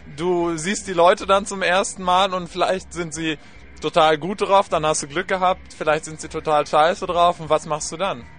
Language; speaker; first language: German; native; German